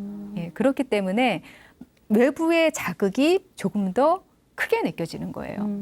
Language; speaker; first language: Korean; native; Korean